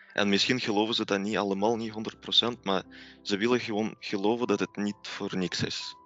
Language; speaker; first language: Dutch; non-native, fluent; Russian